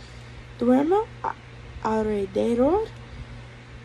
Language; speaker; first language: Spanish; non-native, learner; English